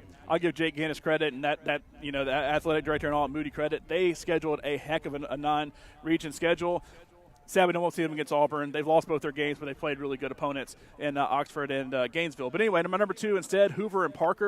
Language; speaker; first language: English; native; English